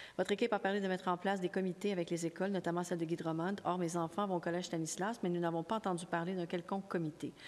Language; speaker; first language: French; native; French